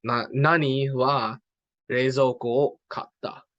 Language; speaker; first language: Japanese; non-native, learner; English